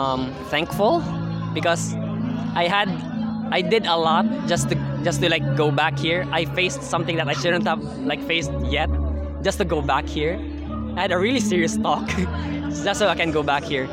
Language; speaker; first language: English; non-native, local second language; Cebuano